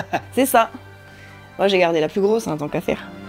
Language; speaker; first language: French; native; French